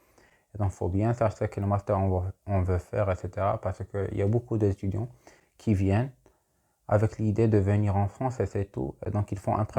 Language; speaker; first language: French; non-native, local second language; Arabic